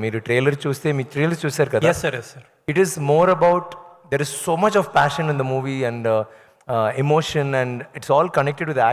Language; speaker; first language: Telugu; non-native, learner; Tamil